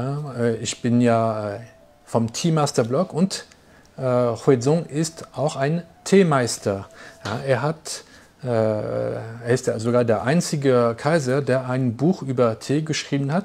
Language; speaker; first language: German; non-native, fluent; French